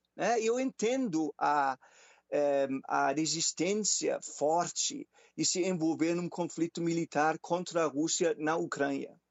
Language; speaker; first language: Portuguese; non-native, fluent; German